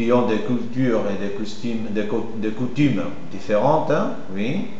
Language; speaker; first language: French; non-native, fluent; Spanish